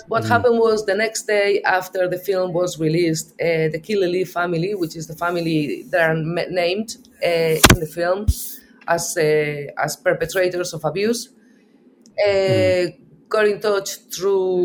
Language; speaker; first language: English; non-native, fluent; Spanish